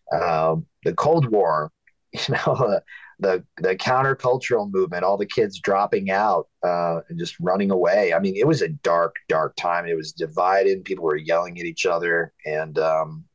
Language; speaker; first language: English; native; English